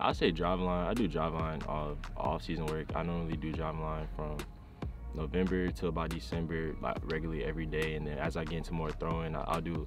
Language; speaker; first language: English; native; English